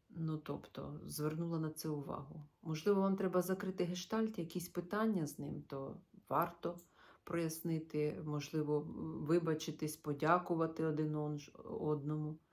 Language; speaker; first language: Ukrainian; non-native, local second language; Russian